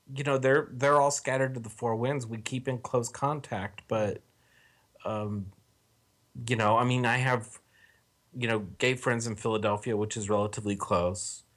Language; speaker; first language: English; native; English